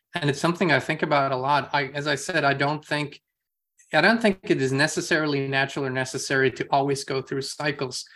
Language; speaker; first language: English; non-native, fluent; German